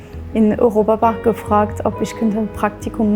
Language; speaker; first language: German; non-native, fluent; French